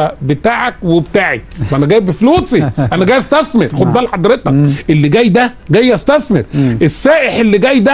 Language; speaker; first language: Arabic; native; Arabic